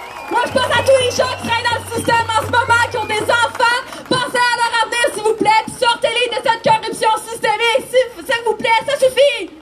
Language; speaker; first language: French; native; French